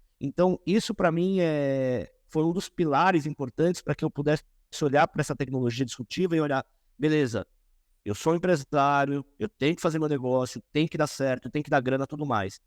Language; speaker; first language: Portuguese; native; Portuguese